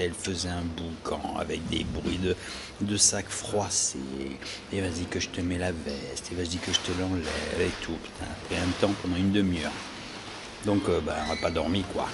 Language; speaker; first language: French; native; French